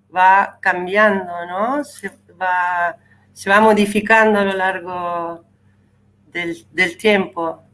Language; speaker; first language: Spanish; non-native, fluent; Italian